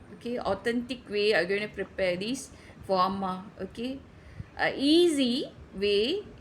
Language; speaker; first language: English; non-native, local second language; Tamil